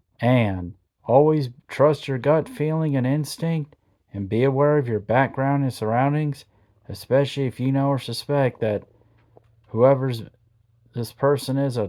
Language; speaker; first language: English; native; English